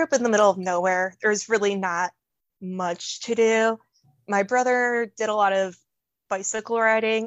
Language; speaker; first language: English; native; English